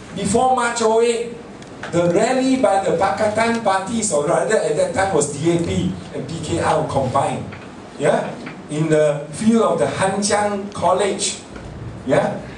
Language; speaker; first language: English; non-native, local second language; Min Nan Chinese